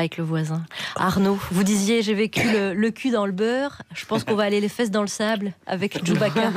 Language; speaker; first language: French; native; French